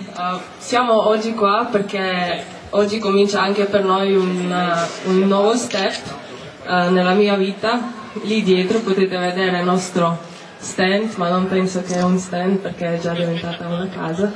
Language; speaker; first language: Italian; non-native, learner; Slovenian